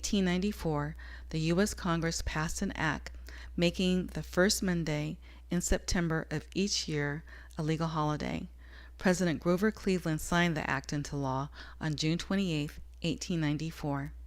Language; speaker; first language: English; native; English